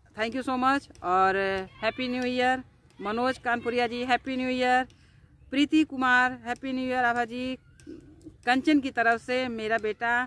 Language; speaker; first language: Hindi; native; Hindi